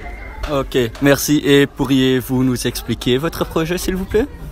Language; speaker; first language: French; non-native, learner; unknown